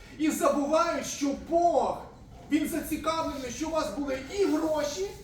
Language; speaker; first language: Ukrainian; native; Ukrainian